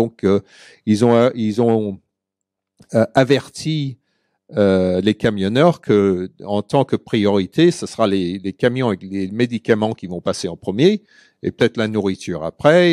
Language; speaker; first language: French; early bilingual, other home language; English